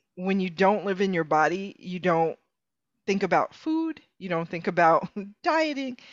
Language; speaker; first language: English; early bilingual, other home language; Spanish